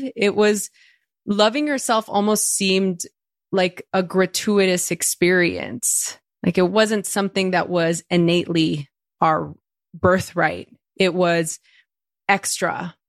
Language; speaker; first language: English; early bilingual, other home language; Spanish